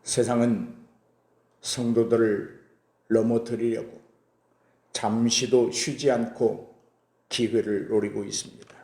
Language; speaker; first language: Korean; native; Korean